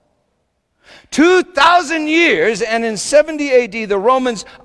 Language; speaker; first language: English; native; English